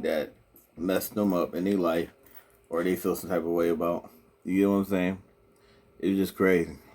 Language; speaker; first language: English; native; English